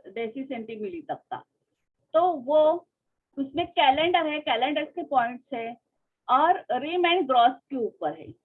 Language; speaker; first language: Hindi; non-native, local second language; Marathi